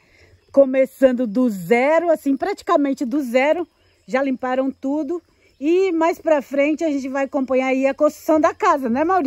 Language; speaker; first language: Portuguese; native; Portuguese